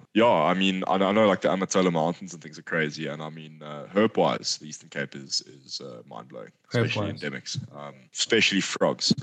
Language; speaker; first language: English; native; English